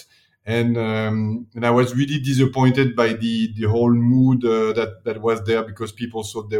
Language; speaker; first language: English; non-native, fluent; French